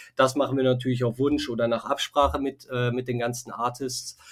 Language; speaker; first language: German; native; German